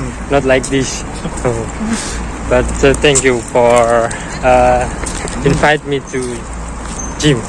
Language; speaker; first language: English; non-native, learner; Indonesian